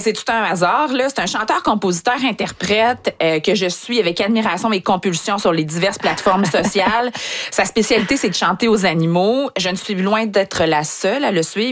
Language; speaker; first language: French; native; French